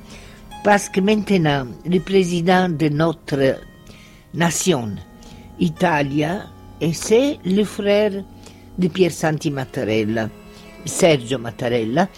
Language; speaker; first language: French; non-native, fluent; Italian